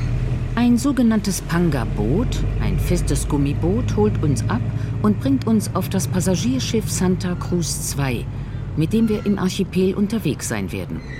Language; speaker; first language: German; native; German